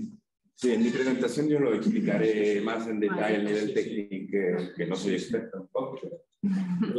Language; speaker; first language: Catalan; non-native, local second language; Spanish